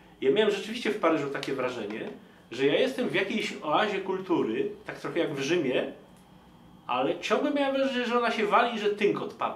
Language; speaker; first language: Polish; native; Polish